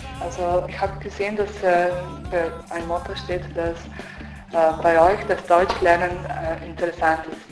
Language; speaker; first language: German; non-native, fluent; Slovenian